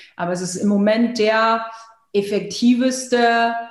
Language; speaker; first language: German; non-native, fluent; Chinese